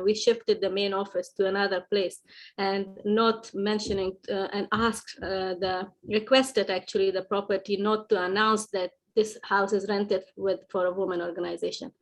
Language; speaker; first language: English; non-native, fluent; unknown